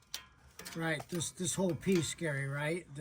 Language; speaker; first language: English; native; English